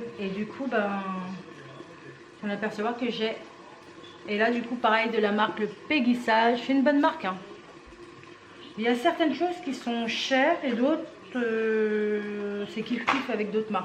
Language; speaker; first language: French; native; French